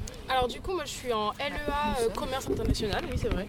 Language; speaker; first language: French; native; French